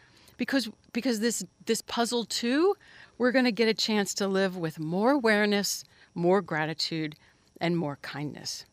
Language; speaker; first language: English; native; English